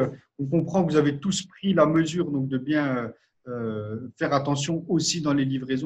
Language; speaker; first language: French; native; French